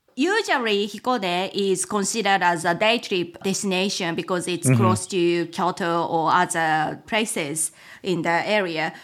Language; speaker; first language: English; non-native, fluent; Japanese